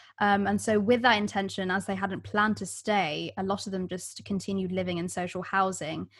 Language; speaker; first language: English; early bilingual, other home language; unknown